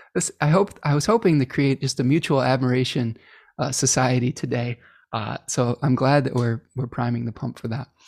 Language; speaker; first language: English; native; English